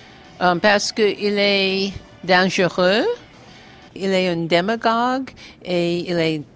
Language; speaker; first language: French; non-native, learner; English